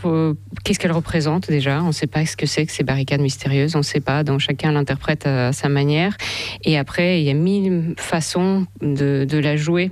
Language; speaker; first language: French; non-native, fluent; Russian